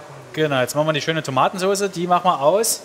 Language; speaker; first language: German; native; German